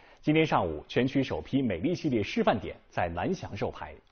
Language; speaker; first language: Chinese; native; Chinese